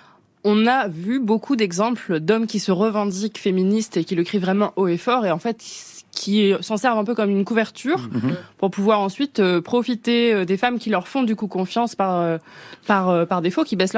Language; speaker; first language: French; native; French